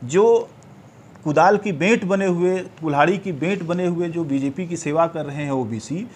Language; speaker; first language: Hindi; native; Hindi